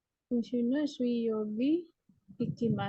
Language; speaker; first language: Japanese; non-native, learner; Indonesian